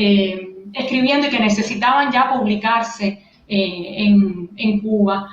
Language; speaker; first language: Spanish; native; Spanish